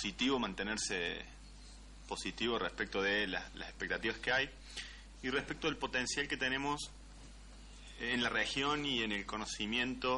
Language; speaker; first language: Spanish; native; Spanish